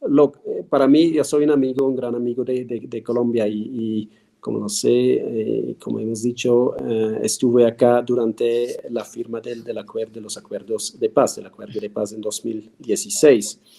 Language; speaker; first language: Spanish; non-native, fluent; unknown